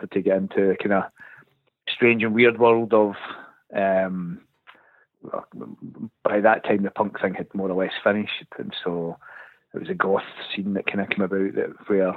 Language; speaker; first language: English; native; English